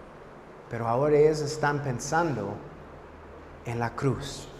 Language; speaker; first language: Spanish; non-native, fluent; English